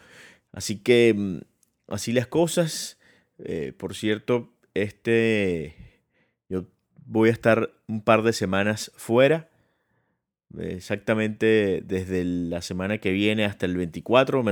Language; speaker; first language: Spanish; native; Spanish